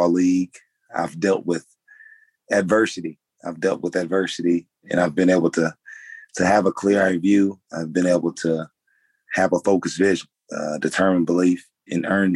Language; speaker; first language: English; native; English